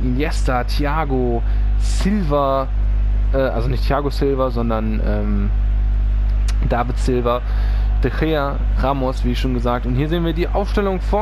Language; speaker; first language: German; native; German